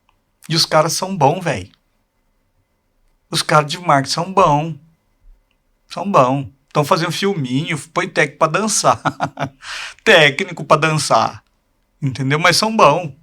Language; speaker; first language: Portuguese; native; Portuguese